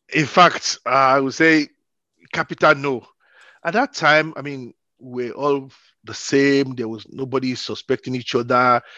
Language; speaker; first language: English; non-native, local second language; Yoruba